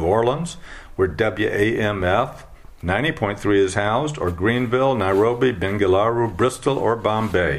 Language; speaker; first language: English; native; English